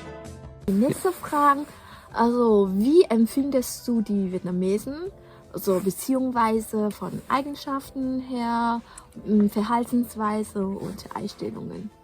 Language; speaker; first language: German; non-native, fluent; Vietnamese